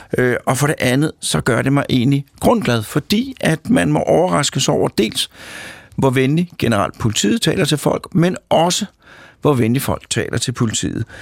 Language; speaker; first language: Danish; native; Danish